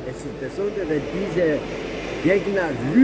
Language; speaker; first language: German; non-native, learner; Albanian